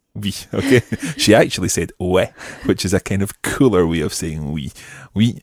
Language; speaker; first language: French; non-native, fluent; English